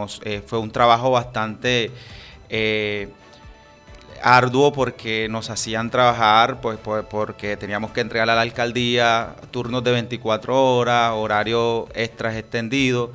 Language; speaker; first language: Spanish; native; Spanish